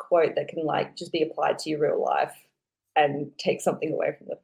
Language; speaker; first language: English; native; English